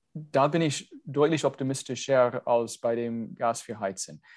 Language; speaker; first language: German; non-native, fluent; English